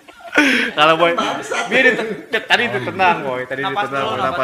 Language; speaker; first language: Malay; non-native, local second language; Sundanese